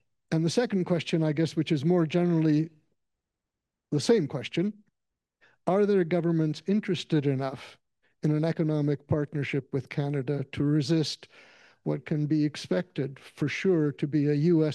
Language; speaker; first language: English; native; English